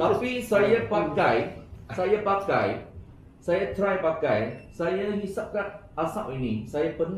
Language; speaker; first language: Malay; non-native, local second language; Chinese